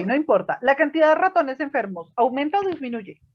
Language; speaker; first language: Spanish; native; Spanish